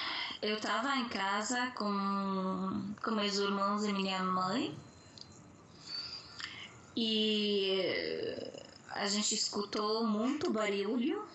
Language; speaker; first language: Portuguese; non-native, fluent; Arabic